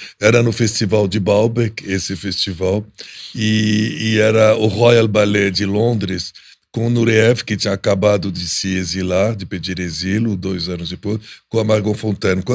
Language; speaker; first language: Portuguese; non-native, fluent; Arabic